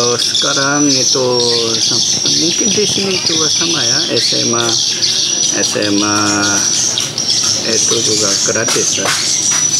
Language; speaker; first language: Indonesian; non-native, learner; Korean